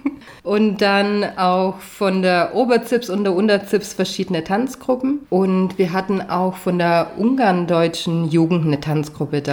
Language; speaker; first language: German; native; German